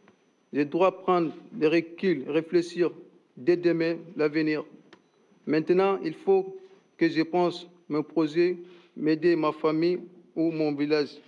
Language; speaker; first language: French; non-native, learner; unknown